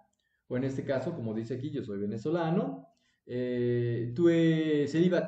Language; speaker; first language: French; non-native, learner; Spanish